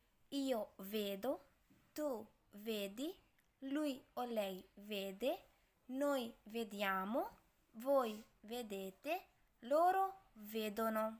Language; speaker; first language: Italian; non-native, learner; Urdu